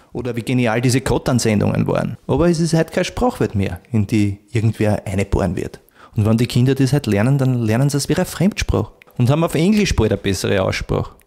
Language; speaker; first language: German; native; German